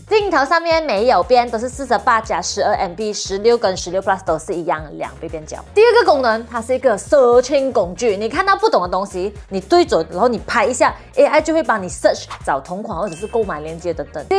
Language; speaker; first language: Chinese; non-native, local second language; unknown